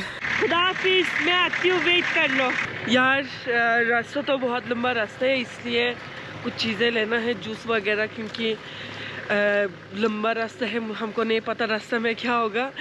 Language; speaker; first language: Hindi; non-native, fluent; Turkish